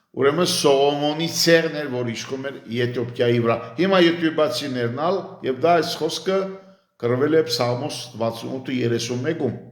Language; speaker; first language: Armenian; early bilingual, heritage; Armenian